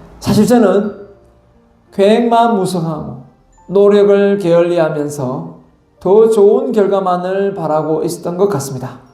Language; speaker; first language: Korean; native; Korean